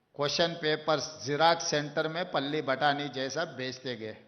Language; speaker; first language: Hindi; non-native, local second language; Telugu